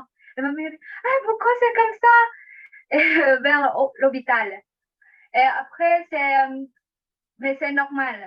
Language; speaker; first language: French; non-native, learner; Vietnamese